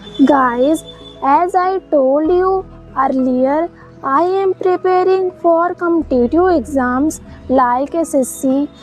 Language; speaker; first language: English; non-native, learner; Hindi